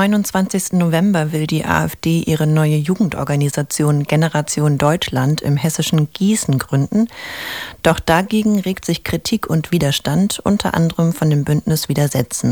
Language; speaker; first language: German; native; German